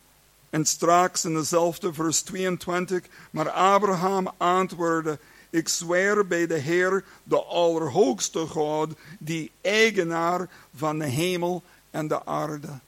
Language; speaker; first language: Dutch; non-native, learner; English